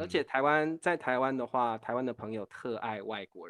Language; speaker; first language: Chinese; native; Chinese